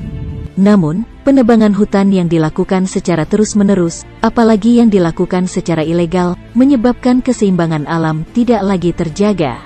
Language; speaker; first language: Indonesian; native; Indonesian